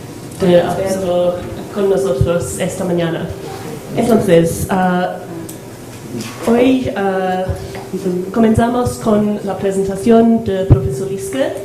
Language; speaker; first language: Spanish; non-native, learner; English